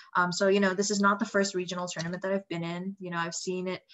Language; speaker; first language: English; non-native, fluent; Indonesian